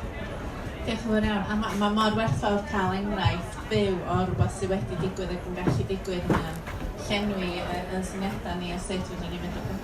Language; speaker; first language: Welsh; native; Welsh